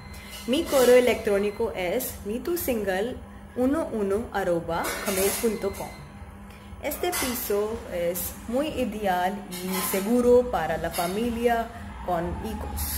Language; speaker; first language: Spanish; non-native, learner; Hindi